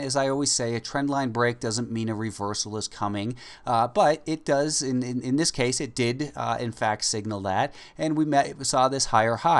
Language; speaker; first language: English; native; English